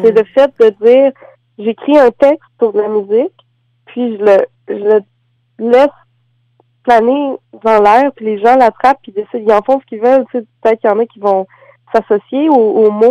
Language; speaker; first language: French; native; French